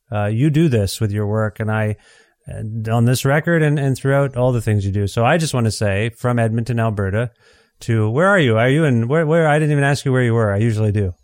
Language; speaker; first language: English; native; English